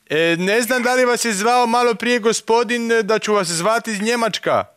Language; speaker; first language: Croatian; native; Croatian